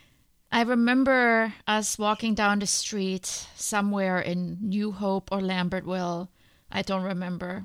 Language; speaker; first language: English; non-native, fluent; German